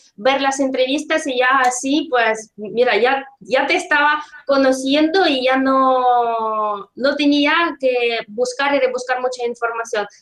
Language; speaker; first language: Spanish; non-native, fluent; Russian